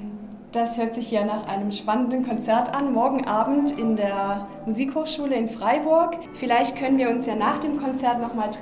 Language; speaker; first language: German; native; German